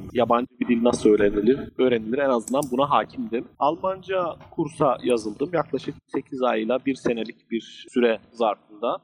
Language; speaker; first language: Turkish; native; Turkish